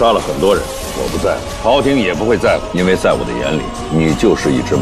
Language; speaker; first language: Chinese; native; Chinese